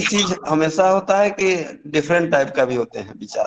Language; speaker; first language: Hindi; native; Hindi